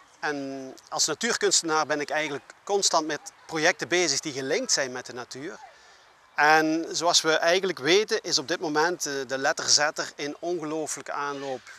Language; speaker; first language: Dutch; native; Dutch